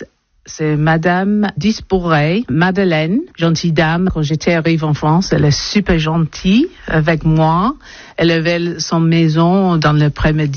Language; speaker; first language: French; non-native, learner; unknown